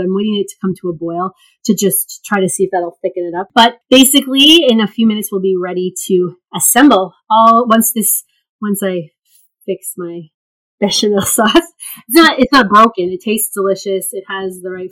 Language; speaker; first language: English; native; English